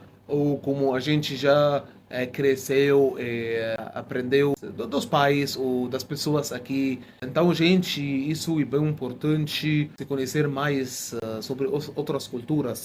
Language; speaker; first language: Portuguese; non-native, fluent; Arabic